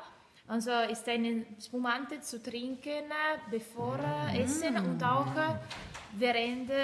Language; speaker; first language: German; non-native, learner; Italian